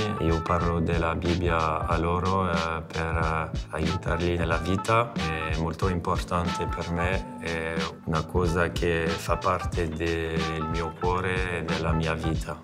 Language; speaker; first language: Italian; non-native, fluent; French